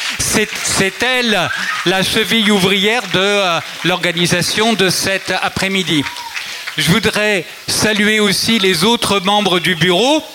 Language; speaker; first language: French; native; French